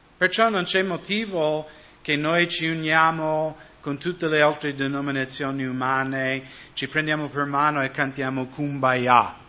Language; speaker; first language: Italian; non-native, fluent; English